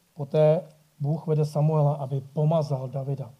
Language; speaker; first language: Czech; native; Czech